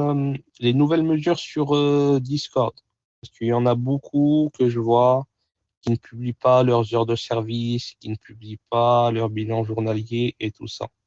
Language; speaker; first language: French; native; French